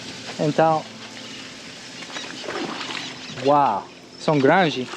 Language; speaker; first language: Portuguese; non-native, learner; English